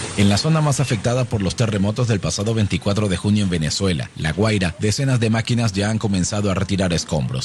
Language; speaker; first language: Spanish; native; Spanish